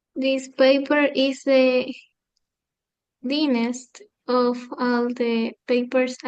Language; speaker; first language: English; non-native, learner; Spanish